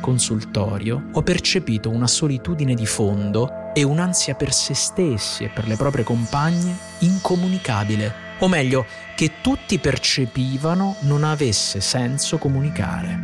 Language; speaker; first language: Italian; native; Italian